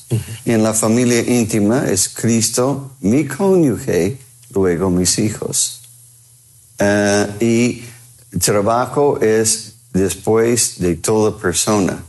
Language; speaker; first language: Spanish; non-native, fluent; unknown